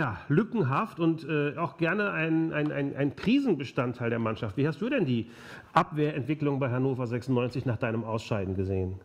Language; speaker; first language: German; native; German